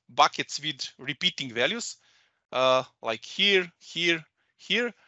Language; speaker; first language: English; non-native, fluent; Serbian